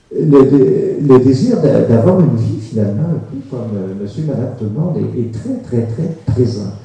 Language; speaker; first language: French; native; French